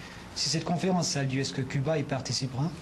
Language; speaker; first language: French; native; French